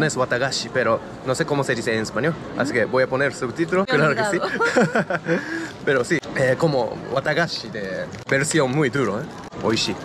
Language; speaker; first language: Spanish; non-native, learner; Japanese